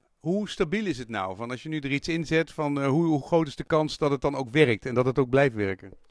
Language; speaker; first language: Dutch; native; Dutch